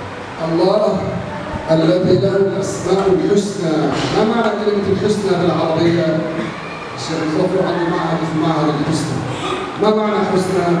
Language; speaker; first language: Arabic; native; Arabic